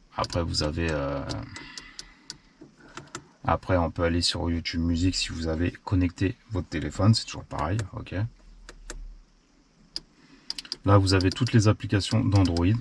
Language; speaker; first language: French; native; French